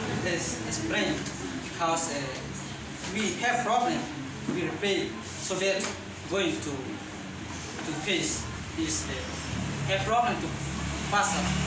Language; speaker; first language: English; non-native, learner; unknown